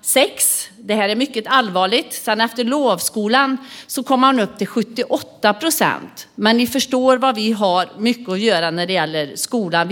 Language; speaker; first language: Swedish; native; Swedish